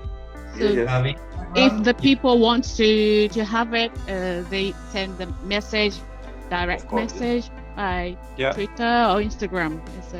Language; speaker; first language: English; non-native, learner; Japanese